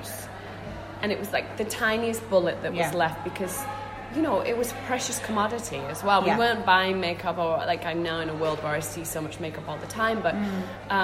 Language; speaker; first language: English; native; English